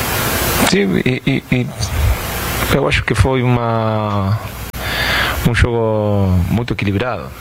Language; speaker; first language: Portuguese; non-native, fluent; Spanish